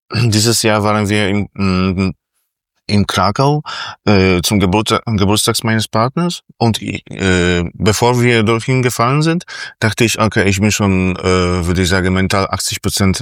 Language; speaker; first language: German; non-native, fluent; Polish